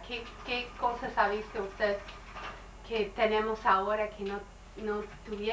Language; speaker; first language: Spanish; non-native, learner; English